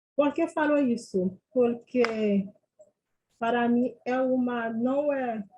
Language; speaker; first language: Portuguese; non-native, fluent; Haitian Creole